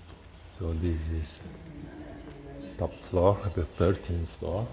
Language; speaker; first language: English; non-native, fluent; Portuguese